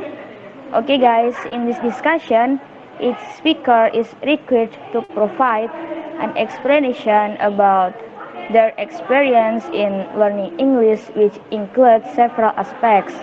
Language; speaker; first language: English; non-native, learner; Indonesian